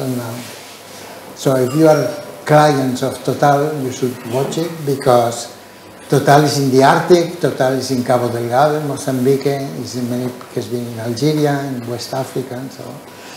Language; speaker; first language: English; non-native, fluent; Catalan